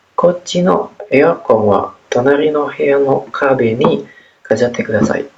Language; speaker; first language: Japanese; non-native, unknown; Indonesian